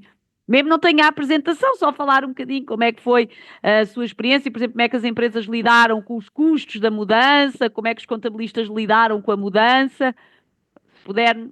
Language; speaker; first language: Portuguese; native; Portuguese